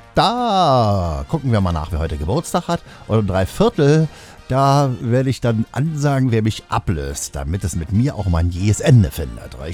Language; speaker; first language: German; native; German